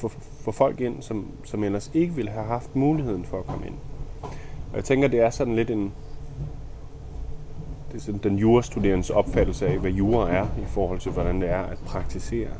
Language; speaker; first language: Danish; native; Danish